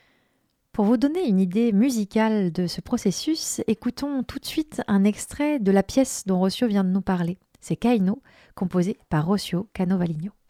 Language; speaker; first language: French; native; French